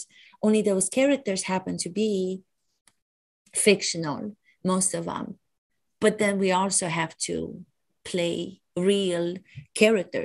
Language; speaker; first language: English; non-native, fluent; Romanian